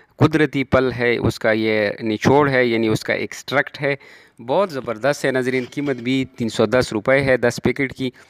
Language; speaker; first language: Urdu; non-native, local second language; Pashto